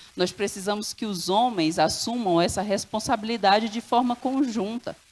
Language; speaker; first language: Portuguese; non-native, local second language; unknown